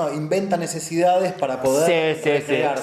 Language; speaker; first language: Spanish; native; Spanish